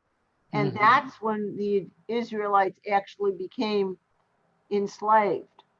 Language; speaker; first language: English; native; English